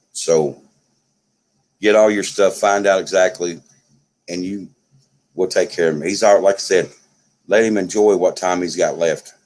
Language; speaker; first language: English; native; English